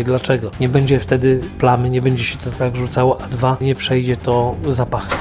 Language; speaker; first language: Polish; native; Polish